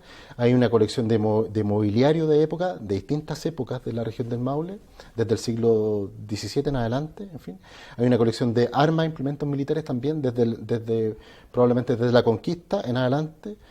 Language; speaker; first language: Spanish; native; Spanish